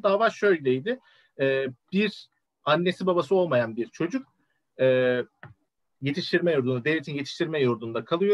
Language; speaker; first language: Turkish; native; Turkish